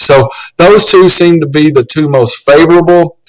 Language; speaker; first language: English; native; English